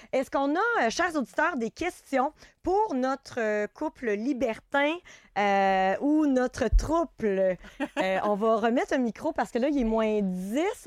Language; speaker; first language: French; native; French